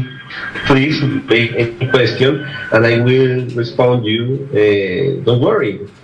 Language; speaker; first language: English; non-native, learner; Spanish